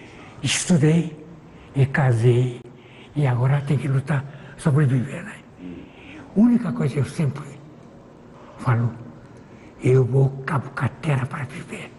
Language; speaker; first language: Portuguese; non-native, fluent; Korean